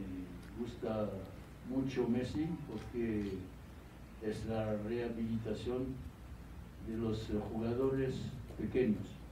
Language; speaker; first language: Spanish; non-native, fluent; French